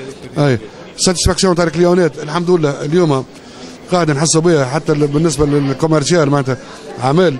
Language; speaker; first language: Arabic; native; Arabic